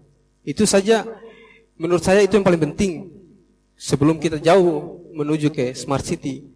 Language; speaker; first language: Indonesian; native; Indonesian